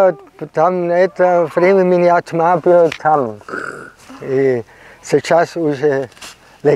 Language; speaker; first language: Russian; non-native, learner; German